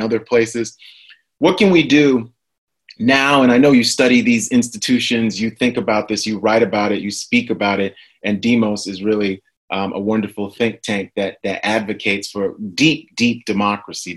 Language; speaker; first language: English; native; English